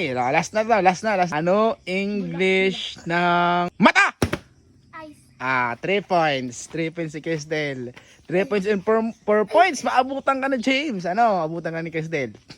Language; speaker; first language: Filipino; native; Filipino